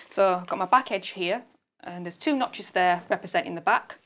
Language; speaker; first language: English; native; English